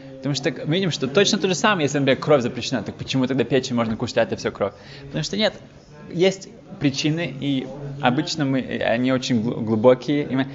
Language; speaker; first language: Russian; early bilingual, heritage; Russian